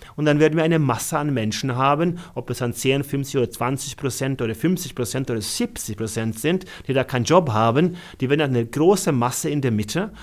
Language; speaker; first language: German; non-native, fluent; Norwegian